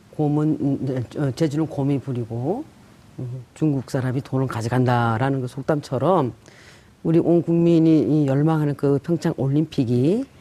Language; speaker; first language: Korean; native; Korean